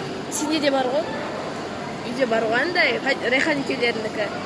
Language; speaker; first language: Turkish; non-native, learner; Kazakh